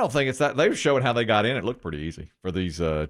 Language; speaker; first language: English; native; English